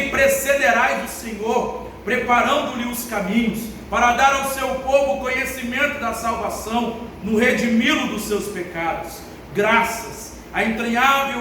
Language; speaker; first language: Portuguese; native; Portuguese